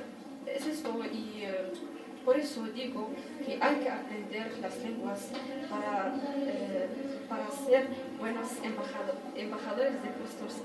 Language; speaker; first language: Spanish; non-native, fluent; Arabic